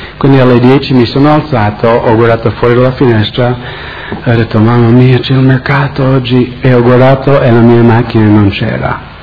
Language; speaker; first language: Italian; non-native, fluent; English